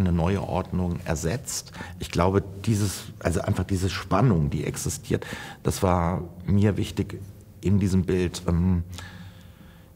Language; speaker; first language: German; native; German